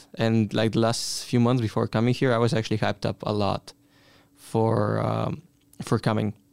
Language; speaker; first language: English; non-native, fluent; Bulgarian